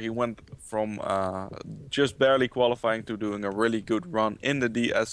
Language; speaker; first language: English; non-native, fluent; Dutch